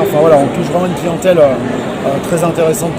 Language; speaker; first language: French; native; French